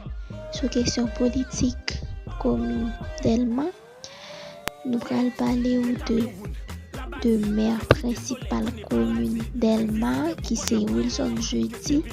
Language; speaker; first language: French; non-native, learner; Haitian Creole